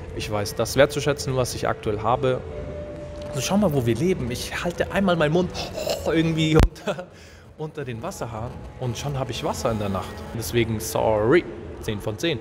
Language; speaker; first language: German; native; German